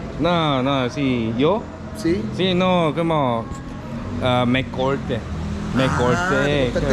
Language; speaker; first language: Spanish; non-native, learner; Korean